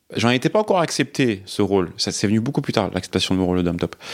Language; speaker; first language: French; native; French